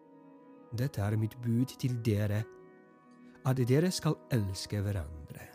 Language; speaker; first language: Norwegian; non-native, fluent; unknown